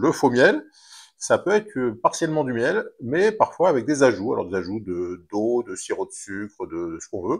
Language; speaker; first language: French; native; French